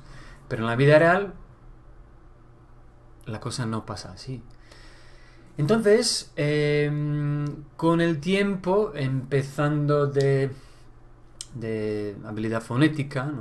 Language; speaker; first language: Spanish; non-native, fluent; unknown